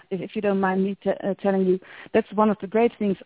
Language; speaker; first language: English; non-native, fluent; Dutch